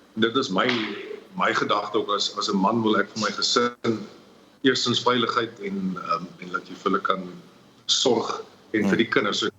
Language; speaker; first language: Afrikaans; native; Afrikaans